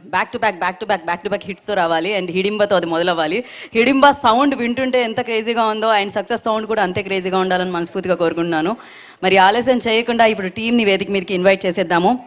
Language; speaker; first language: Telugu; native; Telugu